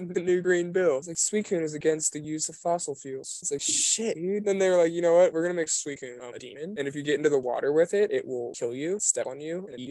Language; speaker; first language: English; native; English